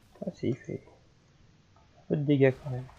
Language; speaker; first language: French; native; French